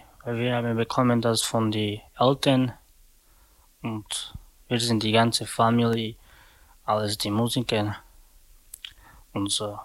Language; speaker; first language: German; non-native, learner; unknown